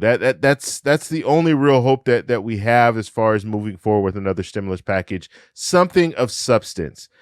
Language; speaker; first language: English; native; English